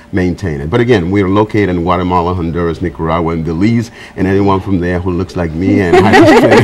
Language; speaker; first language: English; non-native, fluent; Spanish